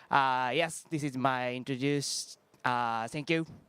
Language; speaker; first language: English; non-native, learner; Japanese